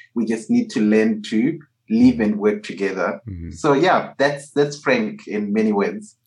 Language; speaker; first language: English; non-native, local second language; Shona